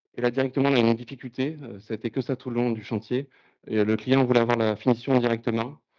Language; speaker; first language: French; native; French